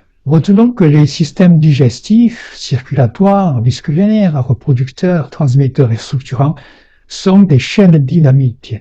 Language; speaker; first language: French; native; French